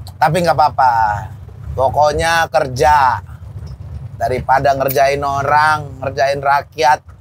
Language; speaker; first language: Indonesian; native; Indonesian